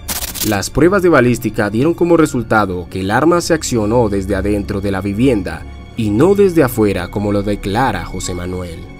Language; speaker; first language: Spanish; native; Spanish